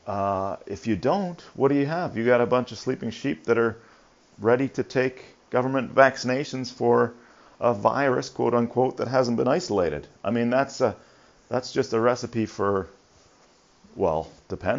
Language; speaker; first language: English; native; English